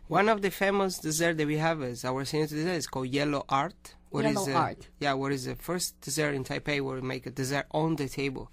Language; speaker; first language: English; non-native, learner; Italian